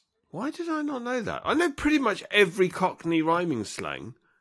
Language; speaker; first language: English; native; English